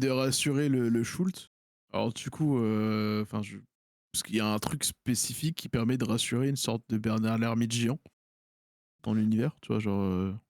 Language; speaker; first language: French; native; French